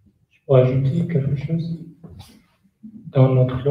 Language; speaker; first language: French; non-native, learner; Kurdish